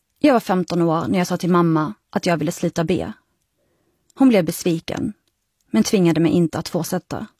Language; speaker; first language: Swedish; early bilingual, other home language; Arabic